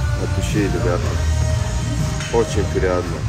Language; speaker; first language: Russian; non-native, learner; Persian